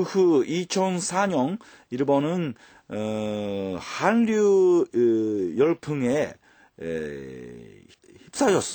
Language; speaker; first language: Korean; non-native, fluent; Japanese